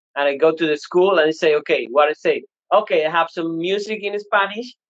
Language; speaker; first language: English; non-native, learner; Spanish